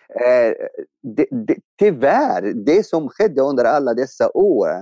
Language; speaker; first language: Swedish; non-native, fluent; Arabic